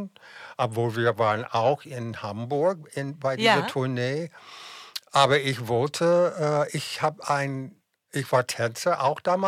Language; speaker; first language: German; non-native, fluent; English